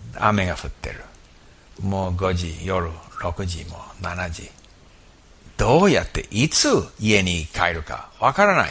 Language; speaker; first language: Japanese; non-native, fluent; English